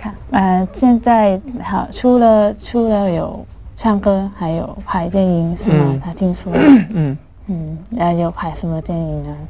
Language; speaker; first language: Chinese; non-native, learner; Thai